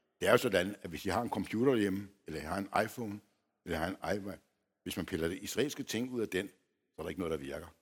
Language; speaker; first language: Danish; early bilingual, other home language; Polish